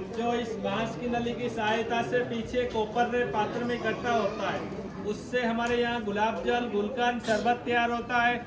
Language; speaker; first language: Hindi; native; Hindi